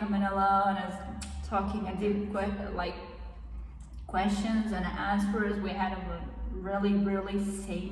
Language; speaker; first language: English; non-native, learner; Kazakh